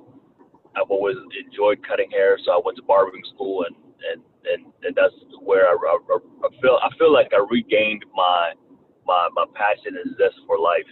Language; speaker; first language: English; early bilingual, other home language; Kinyarwanda